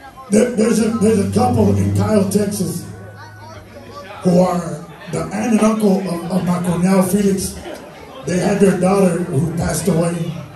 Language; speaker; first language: English; early bilingual, other home language; Spanish